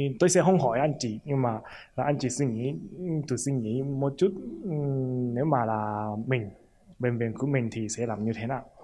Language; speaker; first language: Vietnamese; non-native, fluent; Japanese